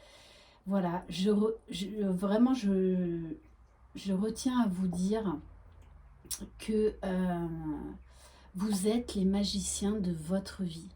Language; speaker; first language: French; native; French